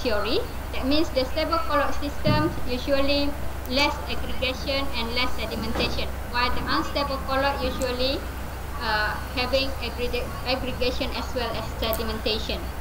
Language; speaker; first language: English; non-native, local second language; Malay